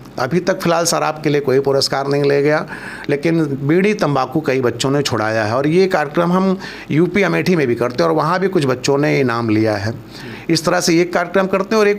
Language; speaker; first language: Hindi; non-native, local second language; Awadhi